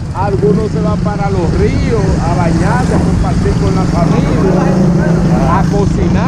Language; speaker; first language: Spanish; native; Spanish